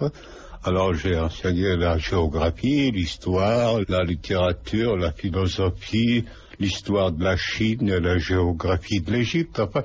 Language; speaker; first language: French; non-native, fluent; Lithuanian